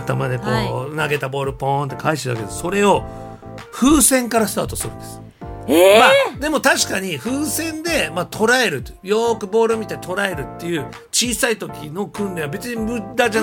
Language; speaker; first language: Japanese; native; Japanese